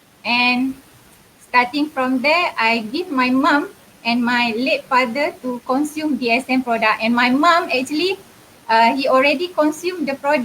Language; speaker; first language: English; non-native, local second language; Malay